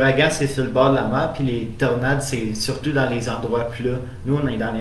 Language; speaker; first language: French; native; French